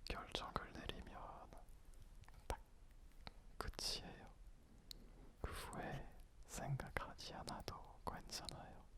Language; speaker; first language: Korean; non-native, fluent; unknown